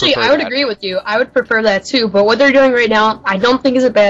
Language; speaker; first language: English; native; English